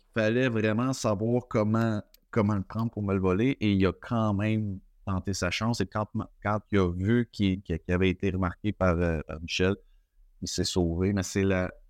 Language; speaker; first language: French; native; French